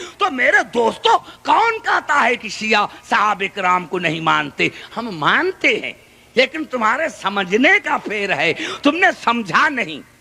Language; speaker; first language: Urdu; non-native, local second language; Punjabi